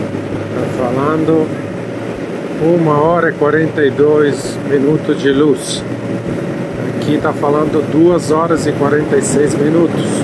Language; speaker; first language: Portuguese; non-native, fluent; Italian